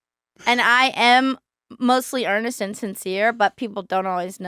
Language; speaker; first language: English; native; English